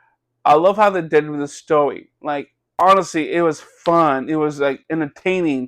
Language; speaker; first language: English; native; English